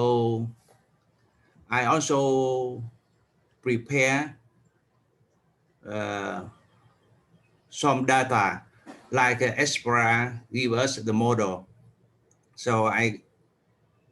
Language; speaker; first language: English; non-native, learner; Vietnamese